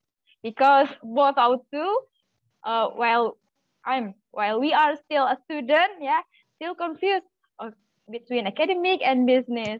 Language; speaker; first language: English; non-native, learner; Malay